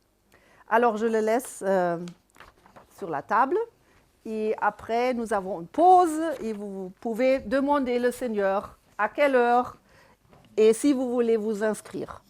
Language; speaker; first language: French; non-native, fluent; German